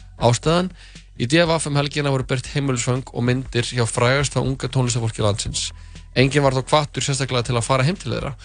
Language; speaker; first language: Icelandic; native; Icelandic